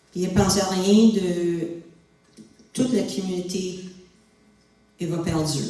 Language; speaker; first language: French; non-native, learner; English